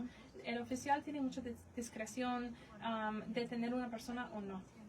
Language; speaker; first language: Spanish; non-native, fluent; English